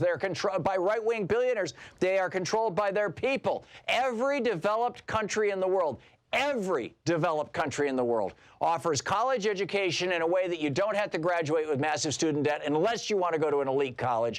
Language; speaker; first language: English; native; English